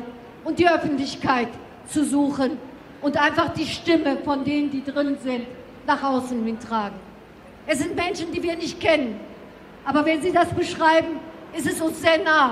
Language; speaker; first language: German; non-native, fluent; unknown